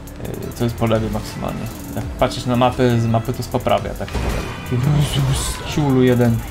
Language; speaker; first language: Polish; native; Polish